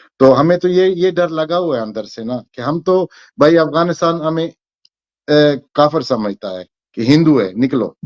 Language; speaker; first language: Hindi; non-native, fluent; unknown